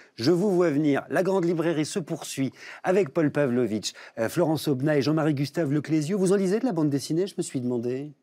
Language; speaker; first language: French; native; French